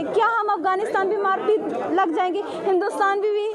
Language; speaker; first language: Hindi; non-native, fluent; Persian